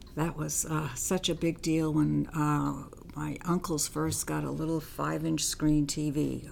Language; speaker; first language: English; early bilingual, other home language; Armenian